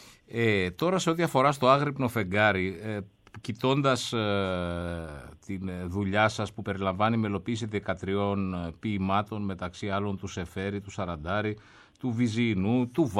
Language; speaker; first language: Greek; native; Greek